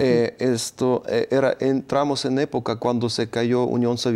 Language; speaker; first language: Spanish; non-native, fluent; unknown